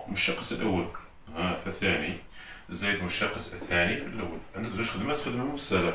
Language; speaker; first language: Arabic; native; Arabic